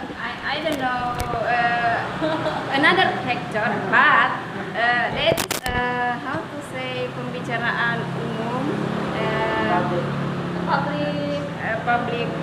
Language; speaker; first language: English; non-native, learner; Indonesian